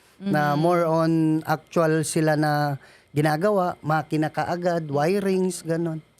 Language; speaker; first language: Filipino; non-native, local second language; Iloko